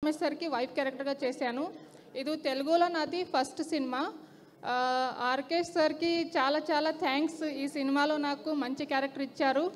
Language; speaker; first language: Telugu; non-native, learner; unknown